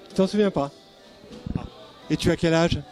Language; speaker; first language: French; native; French